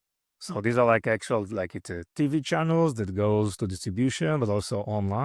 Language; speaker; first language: English; non-native, fluent; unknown